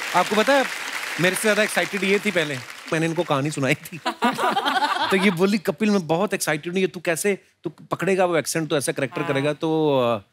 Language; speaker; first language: Hindi; native; Hindi